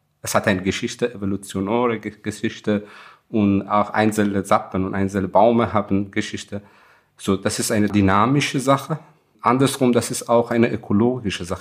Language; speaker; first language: German; non-native, fluent; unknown